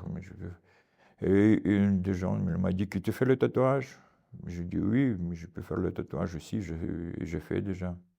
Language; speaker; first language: French; non-native, learner; Ukrainian